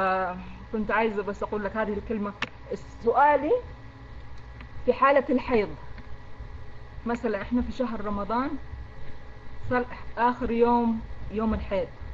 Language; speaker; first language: Arabic; non-native, fluent; Amharic